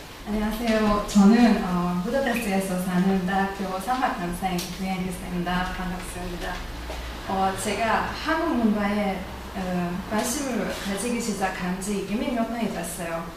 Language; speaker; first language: Korean; non-native, learner; Hungarian